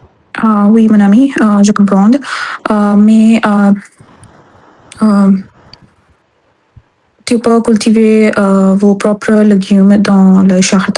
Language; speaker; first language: French; non-native, learner; Hindi